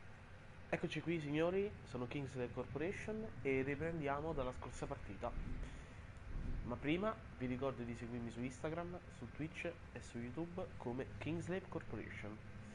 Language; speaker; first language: Italian; native; Italian